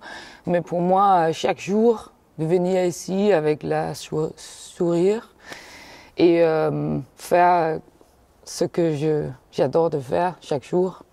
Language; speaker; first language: French; non-native, fluent; Danish